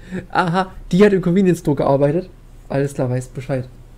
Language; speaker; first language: German; native; German